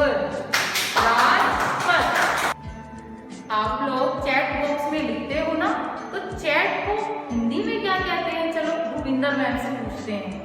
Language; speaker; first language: Hindi; native; Hindi